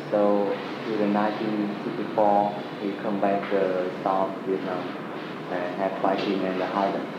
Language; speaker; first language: English; non-native, learner; Vietnamese